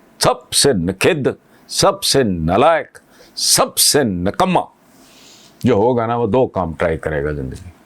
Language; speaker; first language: Urdu; non-native, local second language; Punjabi